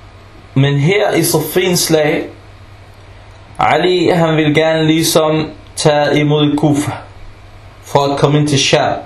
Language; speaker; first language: Danish; non-native, local second language; Arabic